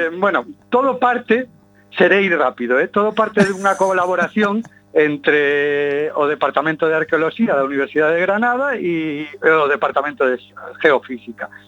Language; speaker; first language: Galician; non-native, local second language; Spanish